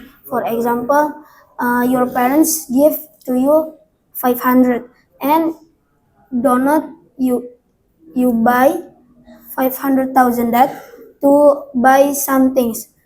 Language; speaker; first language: English; non-native, learner; Indonesian